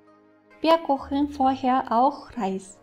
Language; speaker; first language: German; non-native, fluent; Japanese